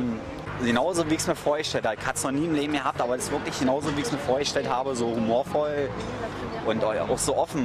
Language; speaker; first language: German; native; German